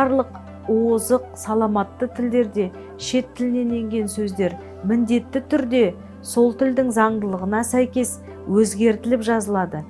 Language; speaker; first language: Kazakh; native; Kazakh